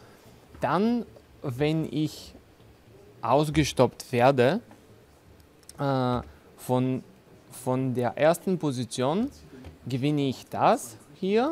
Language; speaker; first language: German; non-native, fluent; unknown